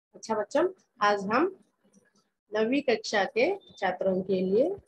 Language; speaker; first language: Hindi; non-native, local second language; Telugu